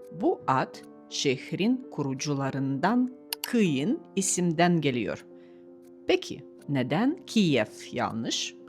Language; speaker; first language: Turkish; non-native, fluent; Ukrainian